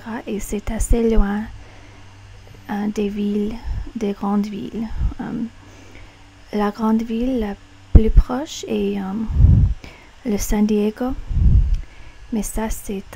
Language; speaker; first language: French; non-native, learner; English